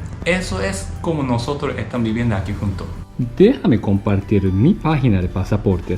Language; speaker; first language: Spanish; non-native, learner; Japanese